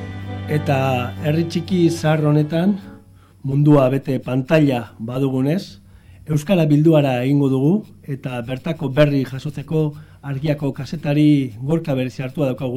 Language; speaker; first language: Basque; native; Basque